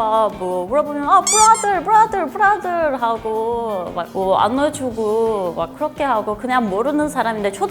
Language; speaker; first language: Korean; non-native, fluent; Turkish